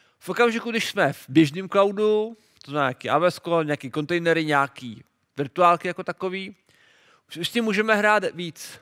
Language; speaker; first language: Czech; native; Czech